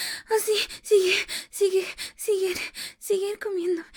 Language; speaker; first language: Spanish; early bilingual, heritage; Spanish